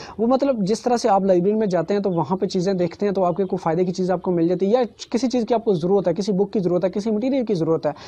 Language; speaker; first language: Urdu; native; Urdu